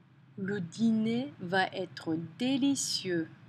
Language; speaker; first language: French; non-native, fluent; English